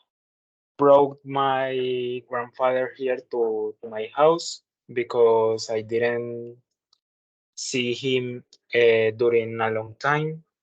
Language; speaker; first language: English; non-native, learner; Spanish